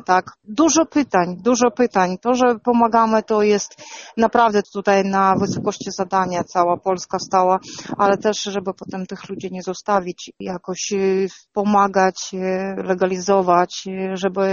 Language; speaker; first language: Polish; non-native, fluent; Russian